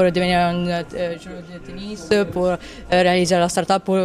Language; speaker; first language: French; non-native, fluent; Italian